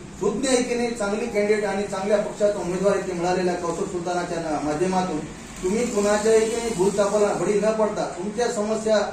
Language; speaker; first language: Marathi; non-native, local second language; Urdu